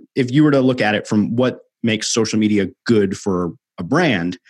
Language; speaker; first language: English; native; English